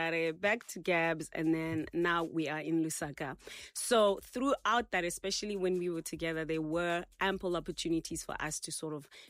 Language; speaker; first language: English; non-native, local second language; Tswana